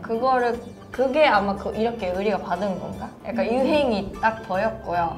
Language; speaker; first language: Korean; non-native, fluent; Japanese